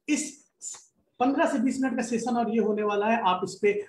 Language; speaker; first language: Hindi; native; Hindi